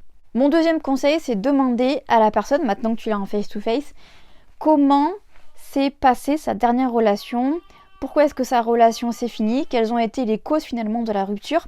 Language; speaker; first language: French; native; French